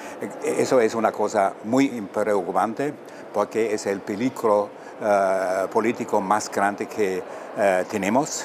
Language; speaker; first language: Spanish; non-native, fluent; German